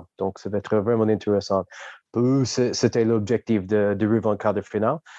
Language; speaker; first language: French; non-native, fluent; English